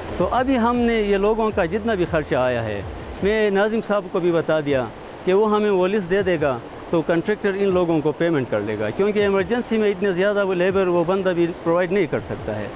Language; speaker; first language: Urdu; non-native, local second language; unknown